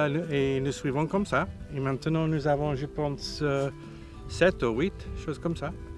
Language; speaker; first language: French; non-native, learner; English